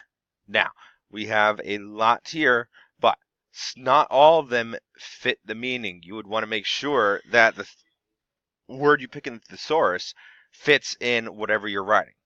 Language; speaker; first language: English; native; English